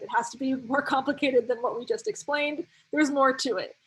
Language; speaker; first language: English; native; English